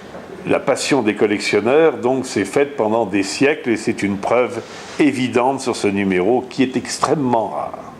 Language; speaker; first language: French; native; French